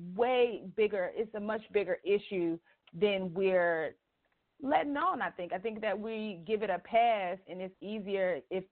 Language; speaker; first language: English; native; English